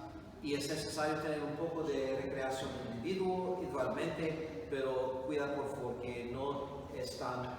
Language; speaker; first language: Spanish; non-native, fluent; English